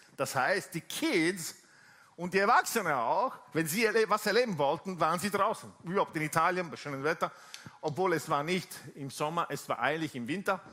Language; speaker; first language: German; non-native, fluent; Italian